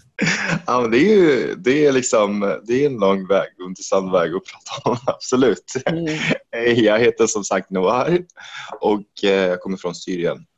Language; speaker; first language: Swedish; non-native, fluent; Arabic